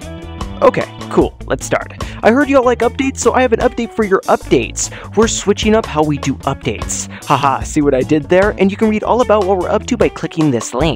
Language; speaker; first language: English; native; English